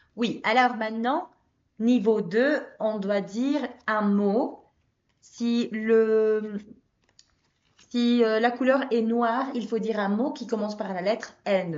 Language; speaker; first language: French; non-native, fluent; Spanish